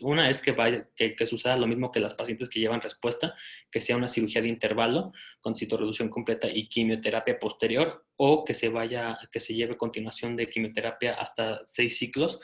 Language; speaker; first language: Spanish; native; Spanish